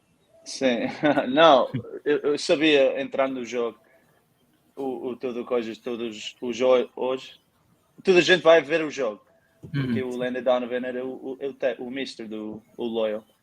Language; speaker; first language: Portuguese; early bilingual, heritage; Portuguese